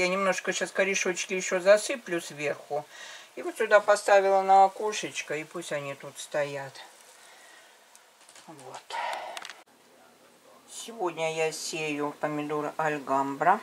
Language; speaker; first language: Russian; native; Russian